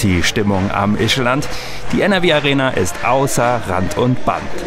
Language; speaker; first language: German; native; German